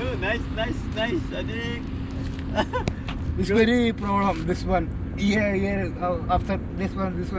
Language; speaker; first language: English; non-native, learner; Filipino